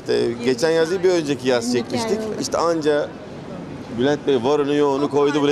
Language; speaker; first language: Turkish; native; Turkish